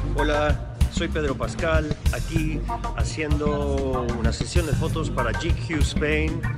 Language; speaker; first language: Spanish; early bilingual, heritage; Spanish